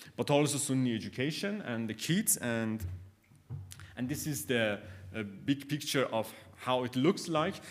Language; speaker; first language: English; non-native, fluent; Persian